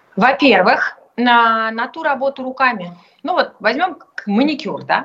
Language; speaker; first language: Russian; native; Russian